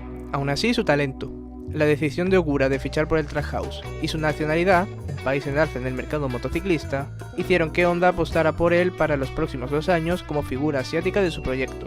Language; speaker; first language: Spanish; native; Spanish